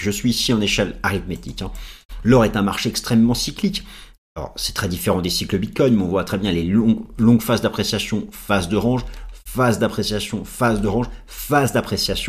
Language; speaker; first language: French; native; French